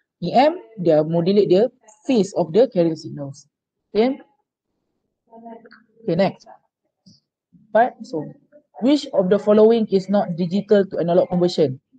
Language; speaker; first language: English; non-native, local second language; Malay